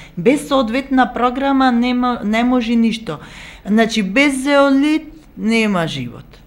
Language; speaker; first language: Macedonian; native; Macedonian